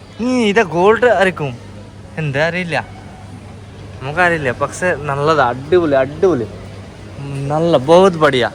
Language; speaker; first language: Malayalam; non-native, learner; Bangla